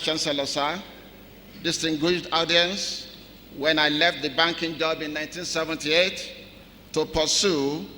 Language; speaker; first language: English; non-native, local second language; Yoruba